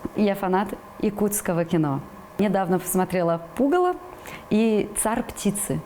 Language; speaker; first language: Russian; non-native, fluent; Portuguese